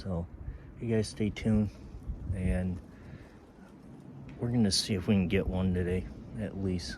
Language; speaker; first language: English; native; English